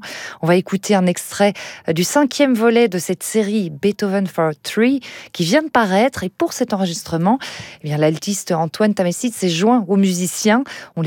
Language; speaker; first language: French; native; French